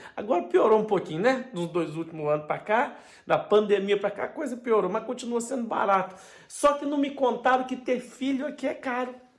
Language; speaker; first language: Portuguese; native; Portuguese